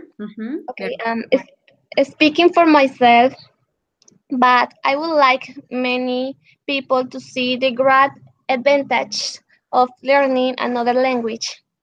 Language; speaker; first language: English; non-native, learner; Spanish